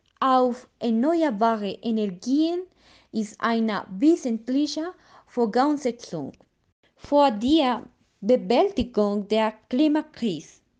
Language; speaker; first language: German; non-native, learner; Spanish